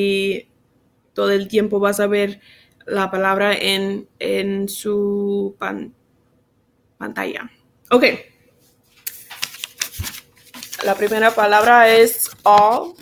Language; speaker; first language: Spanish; non-native, learner; English